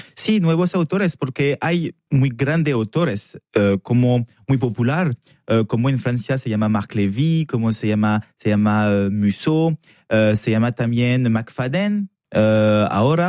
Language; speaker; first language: Spanish; non-native, fluent; French